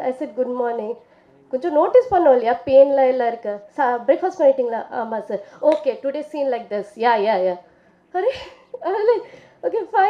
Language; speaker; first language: Tamil; non-native, fluent; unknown